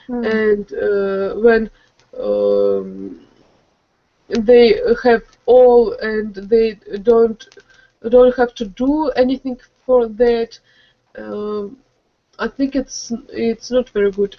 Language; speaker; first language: English; non-native, learner; Russian